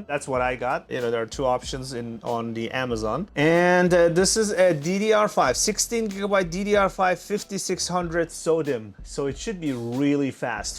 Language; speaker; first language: English; non-native, fluent; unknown